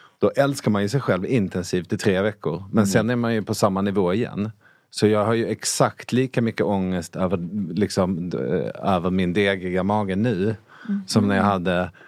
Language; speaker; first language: Swedish; native; Swedish